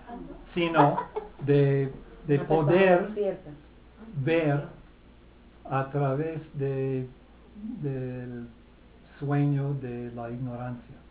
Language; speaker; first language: Spanish; non-native, fluent; English